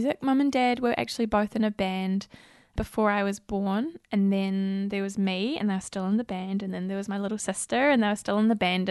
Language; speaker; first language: English; native; English